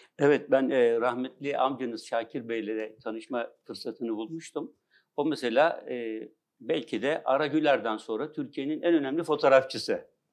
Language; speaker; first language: Turkish; native; Turkish